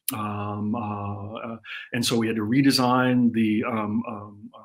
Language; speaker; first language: English; native; English